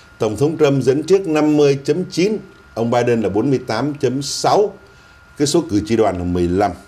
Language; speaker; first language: Vietnamese; native; Vietnamese